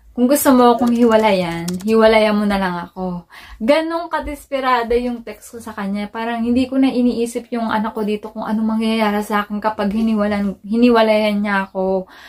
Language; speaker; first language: Filipino; native; Filipino